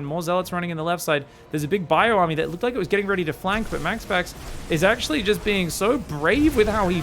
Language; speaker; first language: English; native; English